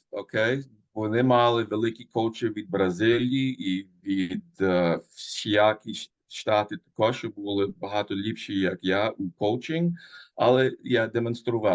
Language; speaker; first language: Ukrainian; early bilingual, heritage; Ukrainian